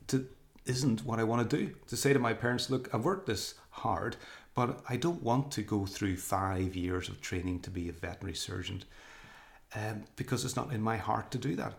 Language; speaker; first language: English; native; English